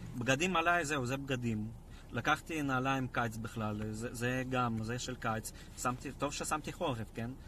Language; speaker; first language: Hebrew; non-native, fluent; Russian